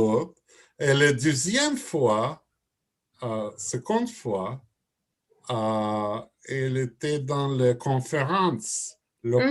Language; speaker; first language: French; non-native, learner; Russian